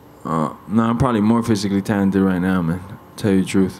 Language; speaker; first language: English; early bilingual, other home language; Spanish